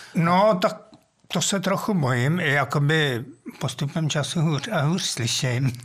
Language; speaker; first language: Czech; native; Czech